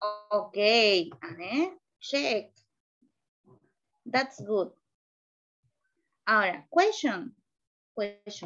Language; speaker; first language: English; non-native, learner; Spanish